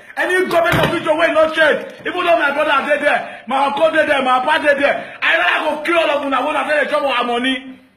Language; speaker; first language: Nigerian Pidgin; non-native, local second language; Bini